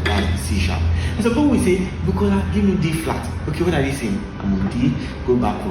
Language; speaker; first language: English; non-native, local second language; Yoruba